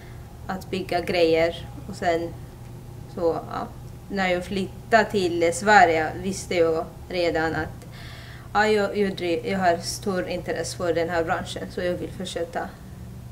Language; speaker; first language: Swedish; non-native, fluent; Amharic